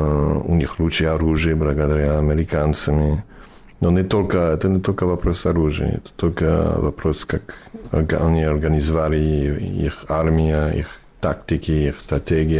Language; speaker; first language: Russian; non-native, fluent; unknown